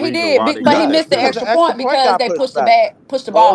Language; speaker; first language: English; native; English